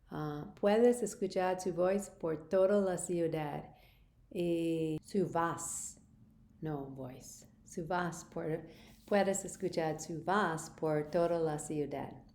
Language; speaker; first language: Spanish; non-native, learner; English